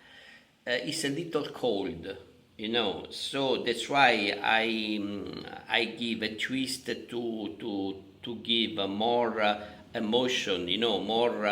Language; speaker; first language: English; non-native, fluent; Italian